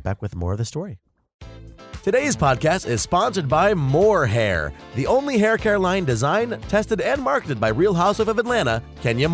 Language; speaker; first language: English; native; English